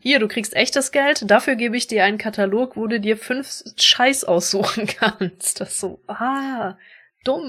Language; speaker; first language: German; native; German